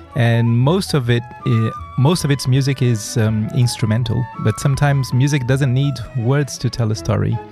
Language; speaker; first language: English; non-native, fluent; Portuguese